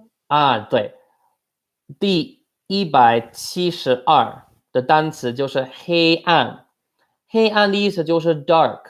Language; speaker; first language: Chinese; non-native, learner; English